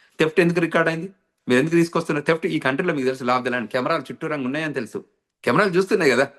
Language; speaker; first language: Telugu; native; Telugu